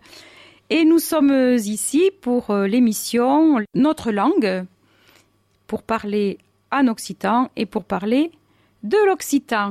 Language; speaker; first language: French; native; French